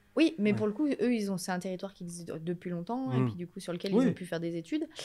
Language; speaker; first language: French; native; French